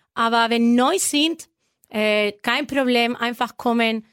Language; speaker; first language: German; non-native, learner; Spanish